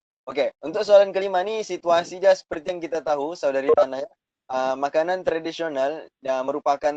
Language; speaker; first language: Malay; native; Malay